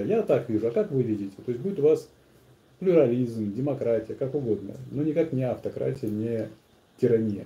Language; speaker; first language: Russian; native; Russian